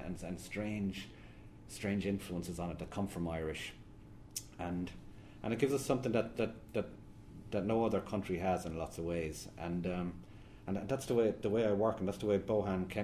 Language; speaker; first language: English; native; English